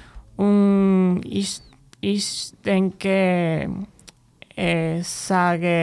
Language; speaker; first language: German; non-native, learner; Spanish